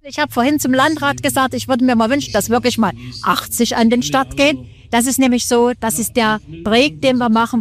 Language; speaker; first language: German; native; German